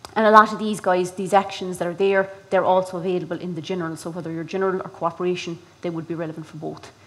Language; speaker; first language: English; native; English